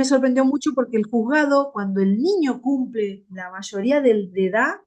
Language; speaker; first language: Spanish; native; Spanish